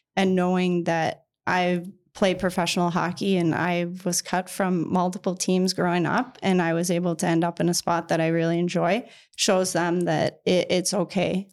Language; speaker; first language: English; native; English